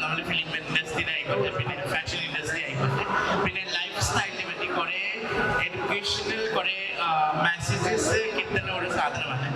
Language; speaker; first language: Malayalam; non-native, learner; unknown